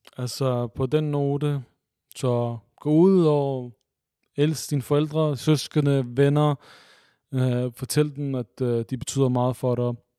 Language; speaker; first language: Danish; early bilingual, other home language; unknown